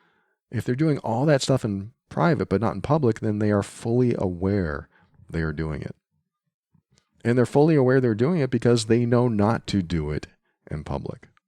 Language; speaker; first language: English; native; English